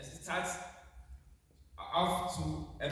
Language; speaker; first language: German; non-native, fluent; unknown